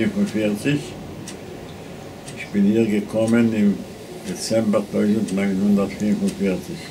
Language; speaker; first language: German; non-native, fluent; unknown